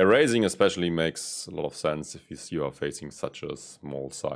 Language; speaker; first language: English; non-native, fluent; German